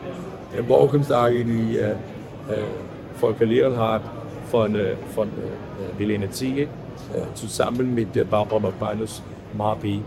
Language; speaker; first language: German; non-native, learner; Danish